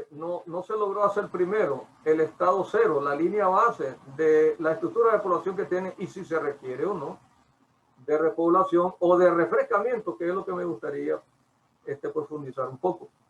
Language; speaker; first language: Spanish; native; Spanish